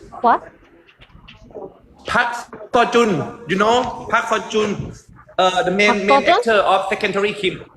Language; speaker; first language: English; non-native, learner; Thai